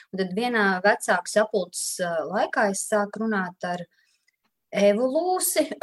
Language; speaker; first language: Latvian; native; Latvian